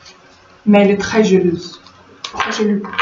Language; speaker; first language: French; non-native, fluent; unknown